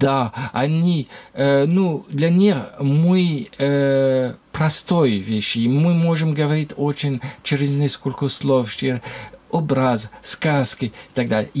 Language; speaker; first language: Russian; non-native, learner; French